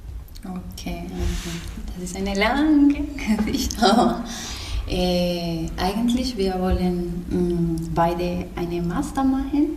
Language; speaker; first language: German; non-native, learner; Spanish